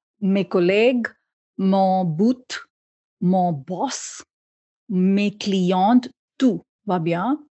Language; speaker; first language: French; non-native, learner; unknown